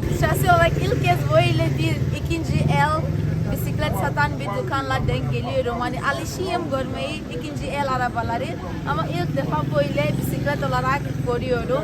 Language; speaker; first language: Turkish; non-native, fluent; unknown